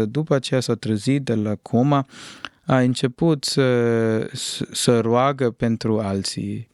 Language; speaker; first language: Romanian; non-native, fluent; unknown